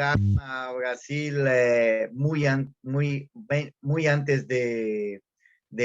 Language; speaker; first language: Spanish; non-native, learner; Portuguese